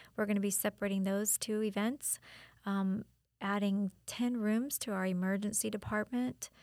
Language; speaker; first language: English; native; English